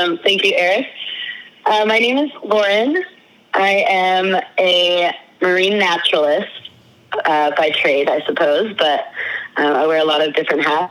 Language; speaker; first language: English; native; English